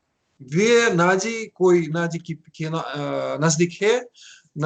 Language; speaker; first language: Hindi; non-native, learner; Russian